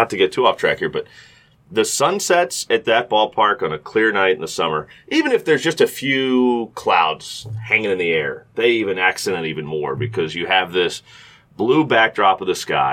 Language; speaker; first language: English; native; English